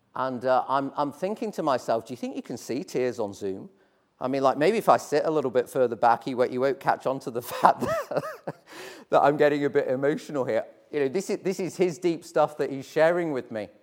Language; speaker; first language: English; native; English